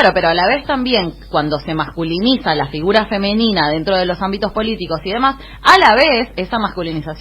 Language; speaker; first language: Spanish; native; Spanish